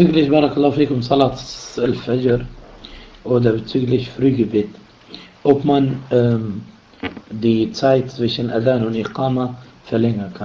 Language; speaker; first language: German; non-native, fluent; Arabic